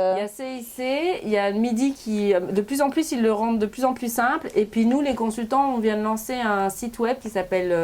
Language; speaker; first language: French; native; French